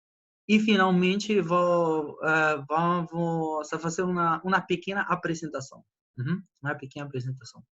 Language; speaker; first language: Portuguese; non-native, fluent; Spanish